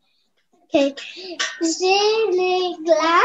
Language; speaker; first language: French; non-native, learner; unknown